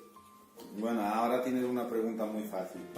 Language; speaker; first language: Spanish; non-native, fluent; Polish